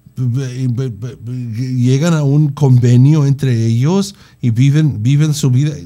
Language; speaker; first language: Spanish; non-native, fluent; English